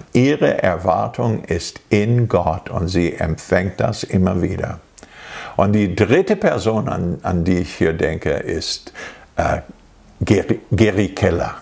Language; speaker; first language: German; non-native, fluent; English